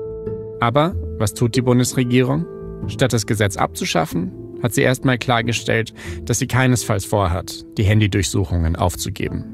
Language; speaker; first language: German; native; German